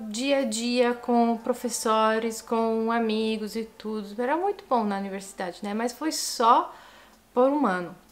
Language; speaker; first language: Portuguese; non-native, fluent; Italian